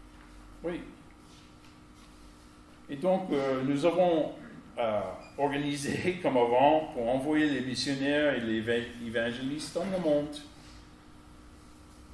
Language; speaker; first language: French; non-native, fluent; English